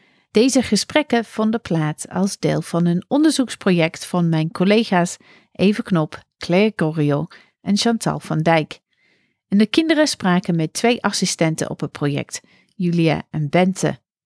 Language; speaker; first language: Dutch; non-native, fluent; English